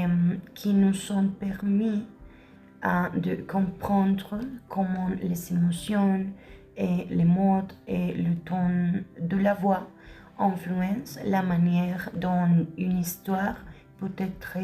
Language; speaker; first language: French; non-native, learner; Spanish